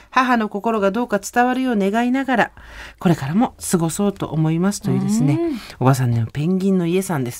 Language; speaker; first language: Japanese; native; Japanese